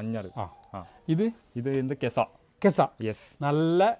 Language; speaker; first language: Malayalam; non-native, local second language; Kannada